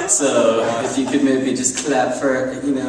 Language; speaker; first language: English; native; English